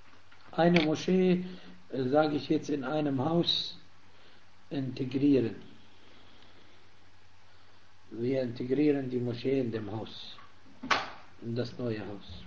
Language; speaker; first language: German; non-native, fluent; Arabic